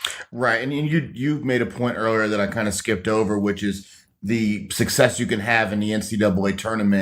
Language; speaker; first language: English; native; English